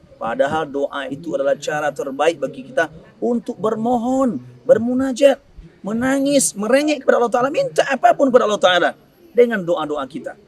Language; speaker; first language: Indonesian; non-native, local second language; Minangkabau